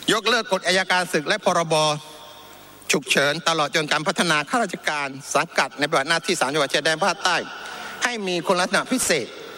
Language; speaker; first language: Thai; non-native, local second language; Malay